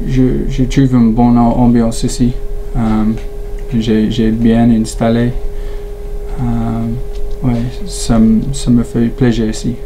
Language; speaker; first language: French; non-native, learner; English